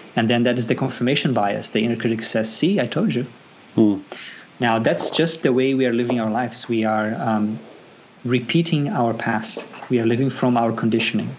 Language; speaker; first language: English; non-native, fluent; Portuguese